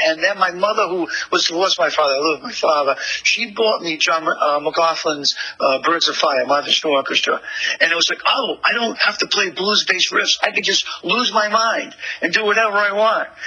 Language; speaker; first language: English; native; English